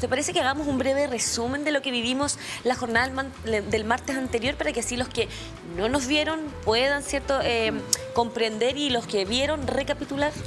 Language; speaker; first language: Spanish; native; Spanish